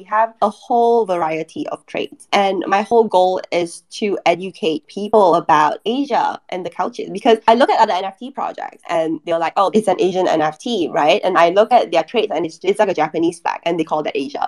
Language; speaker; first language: English; non-native, local second language; Chinese